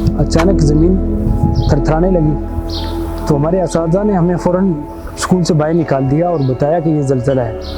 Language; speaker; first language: Urdu; non-native, local second language; Pahari-Potwari